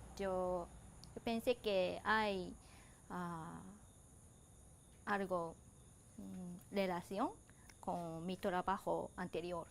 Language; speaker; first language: Spanish; non-native, learner; Japanese